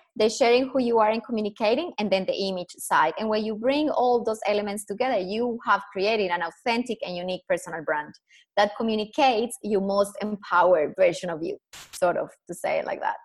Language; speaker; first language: English; non-native, fluent; Spanish